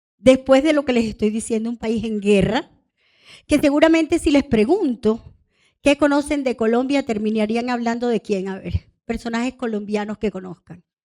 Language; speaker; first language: Spanish; non-native, local second language; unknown